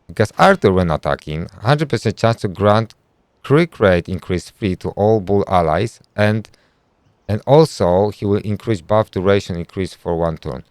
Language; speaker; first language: English; non-native, fluent; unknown